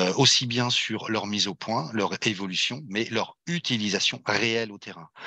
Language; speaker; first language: French; native; French